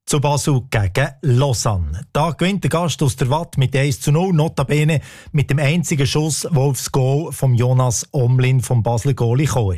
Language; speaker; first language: German; native; German